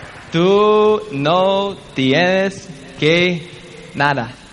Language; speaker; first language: Spanish; non-native, learner; English